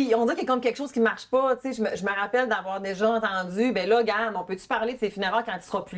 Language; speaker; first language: French; native; French